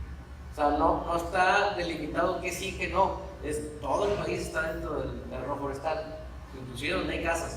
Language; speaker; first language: Spanish; native; Spanish